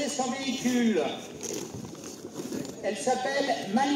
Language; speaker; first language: French; native; French